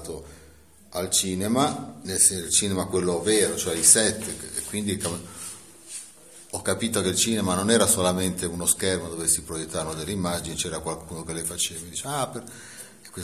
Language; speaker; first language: Italian; native; Italian